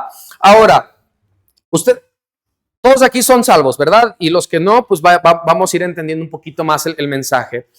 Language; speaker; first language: Spanish; native; Spanish